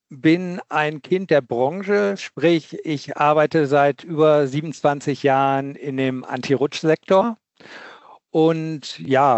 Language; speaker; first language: German; native; German